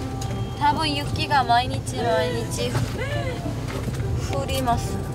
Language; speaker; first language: Japanese; non-native, fluent; Korean